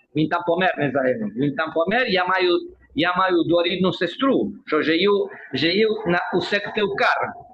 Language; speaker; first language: Ukrainian; early bilingual, heritage; Ukrainian